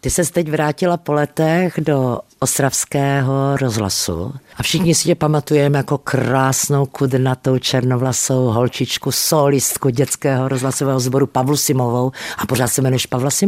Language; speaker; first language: Czech; native; Czech